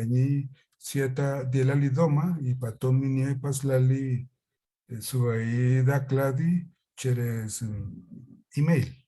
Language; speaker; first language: Russian; non-native, fluent; Spanish